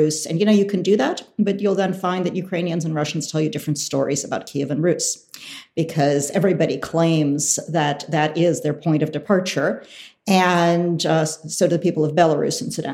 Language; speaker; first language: English; early bilingual, other home language; Russian